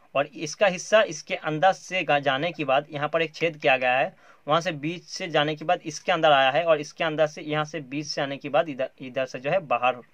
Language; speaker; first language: Hindi; non-native, local second language; Bangla